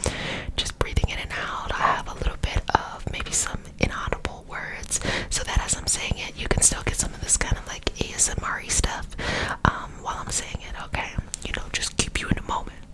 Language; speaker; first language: English; native; English